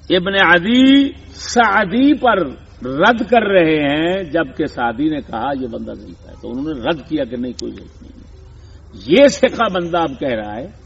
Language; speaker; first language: Urdu; native; Urdu